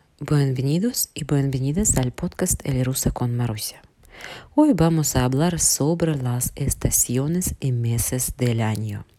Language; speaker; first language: Spanish; non-native, fluent; Russian